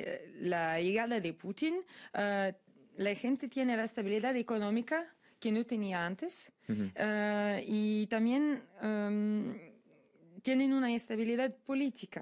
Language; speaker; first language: Spanish; non-native, fluent; Russian